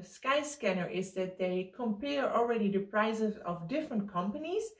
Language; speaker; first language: English; non-native, fluent; Dutch